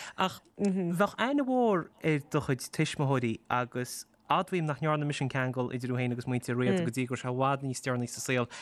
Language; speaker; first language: Irish; native; Irish